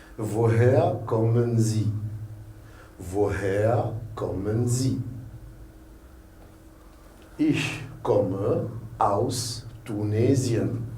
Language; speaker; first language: German; non-native, fluent; Arabic